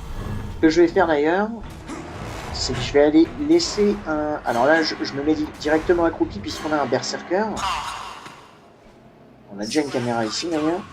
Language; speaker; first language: French; native; French